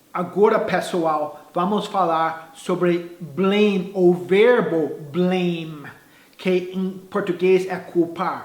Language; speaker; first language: Portuguese; non-native, fluent; English